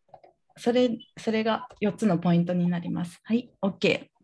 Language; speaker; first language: Japanese; native; Japanese